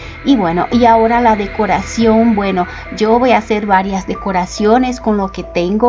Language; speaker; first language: Spanish; native; Spanish